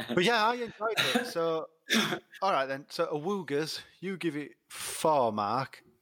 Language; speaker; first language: English; native; English